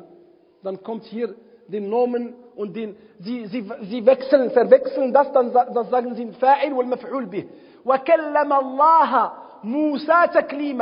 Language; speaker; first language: German; non-native, fluent; Arabic